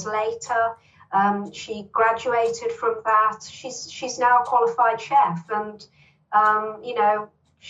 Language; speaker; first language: English; native; English